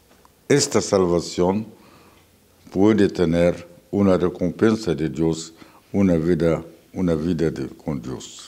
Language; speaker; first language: Spanish; non-native, fluent; Arabic